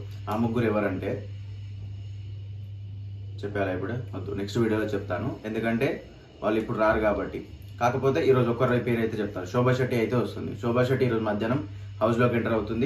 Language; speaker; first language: Telugu; native; Telugu